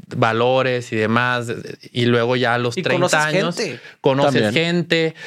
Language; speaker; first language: Spanish; native; Spanish